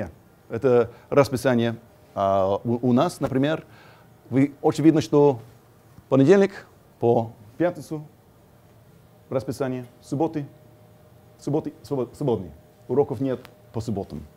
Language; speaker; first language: Russian; non-native, fluent; English